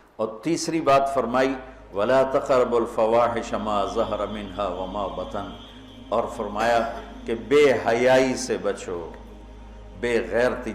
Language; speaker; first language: Urdu; non-native, local second language; Punjabi